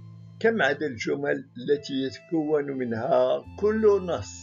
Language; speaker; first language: Arabic; native; Arabic